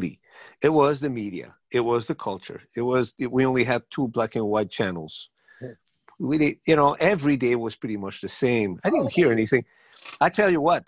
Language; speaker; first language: English; non-native, fluent; Spanish